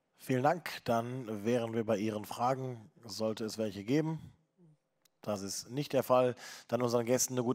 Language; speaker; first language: German; native; German